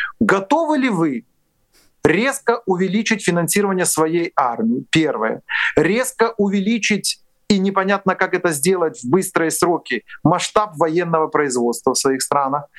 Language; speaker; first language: Russian; non-native, local second language; Ukrainian